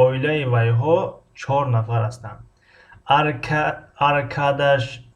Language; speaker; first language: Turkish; non-native, fluent; Tajik